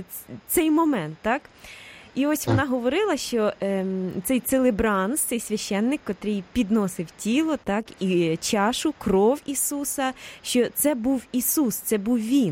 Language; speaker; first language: Ukrainian; native; Ukrainian